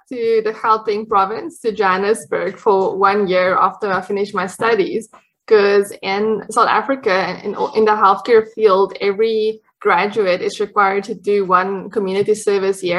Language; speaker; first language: English; non-native, local second language; Afrikaans